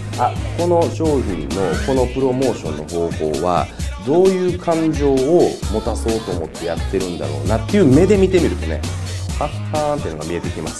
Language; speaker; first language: Japanese; native; Japanese